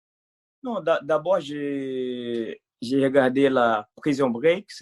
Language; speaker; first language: French; non-native, fluent; Portuguese